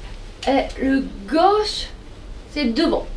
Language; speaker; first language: French; non-native, learner; Japanese